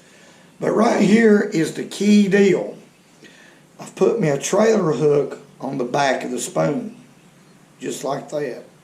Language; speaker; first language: English; native; English